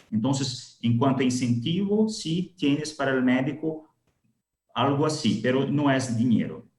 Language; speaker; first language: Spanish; non-native, learner; Portuguese